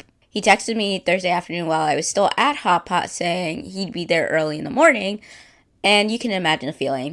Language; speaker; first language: English; native; English